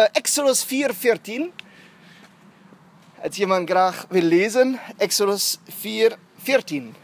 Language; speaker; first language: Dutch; non-native, fluent; German